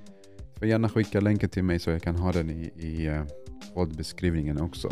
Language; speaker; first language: Swedish; non-native, fluent; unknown